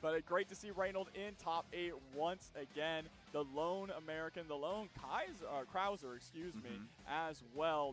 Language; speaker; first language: English; native; English